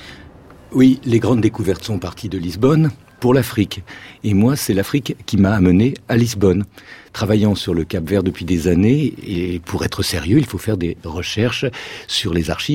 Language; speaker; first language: French; native; French